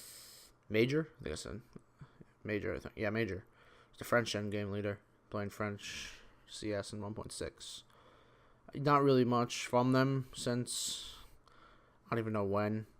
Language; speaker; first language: English; native; English